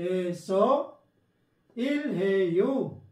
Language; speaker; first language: Korean; non-native, learner; Filipino